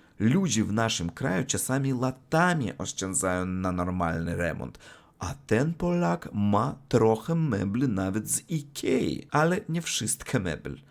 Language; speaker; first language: Polish; non-native, learner; Russian